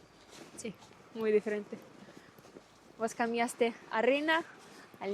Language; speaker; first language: Spanish; non-native, learner; Russian